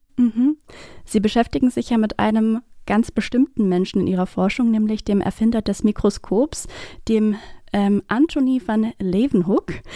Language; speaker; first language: German; native; German